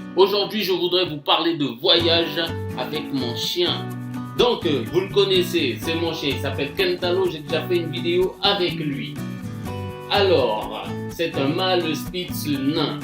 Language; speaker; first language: French; non-native, fluent; Japanese